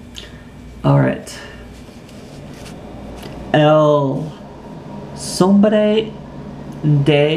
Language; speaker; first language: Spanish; non-native, learner; English